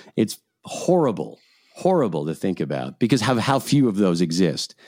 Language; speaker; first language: English; native; English